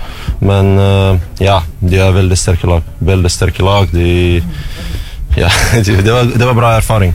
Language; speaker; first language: Norwegian; non-native, learner; Russian